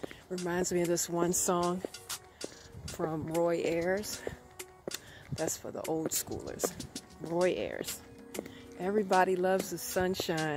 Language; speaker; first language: English; native; English